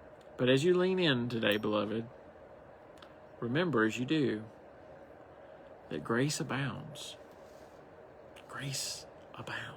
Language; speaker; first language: English; native; English